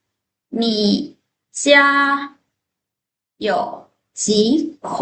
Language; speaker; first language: Chinese; non-native, fluent; Thai